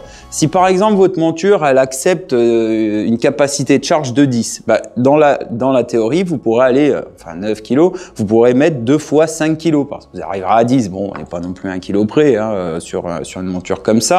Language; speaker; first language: French; native; French